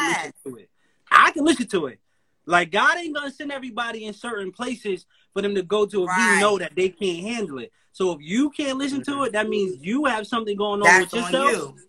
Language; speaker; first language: English; native; English